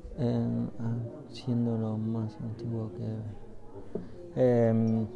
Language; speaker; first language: Spanish; native; Spanish